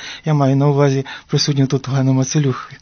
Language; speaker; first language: Ukrainian; native; Ukrainian